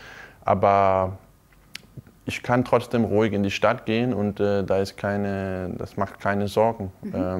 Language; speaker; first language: German; non-native, fluent; Danish